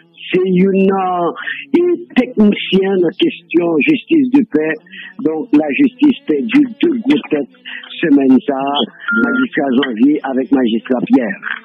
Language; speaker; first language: French; non-native, local second language; Haitian Creole